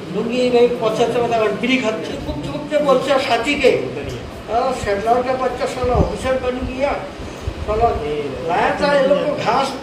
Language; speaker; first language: Hindi; non-native, local second language; Bangla